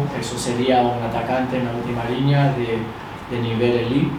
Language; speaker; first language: Spanish; early bilingual, other home language; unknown